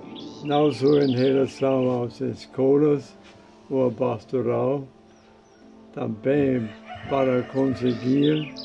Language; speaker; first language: Portuguese; non-native, fluent; German